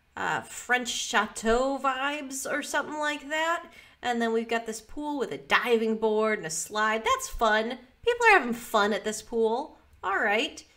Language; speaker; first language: English; native; English